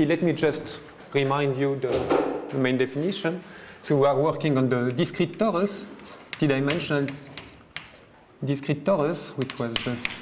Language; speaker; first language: English; non-native, fluent; French